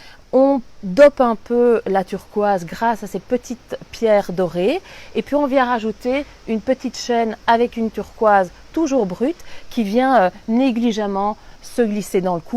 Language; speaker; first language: French; native; French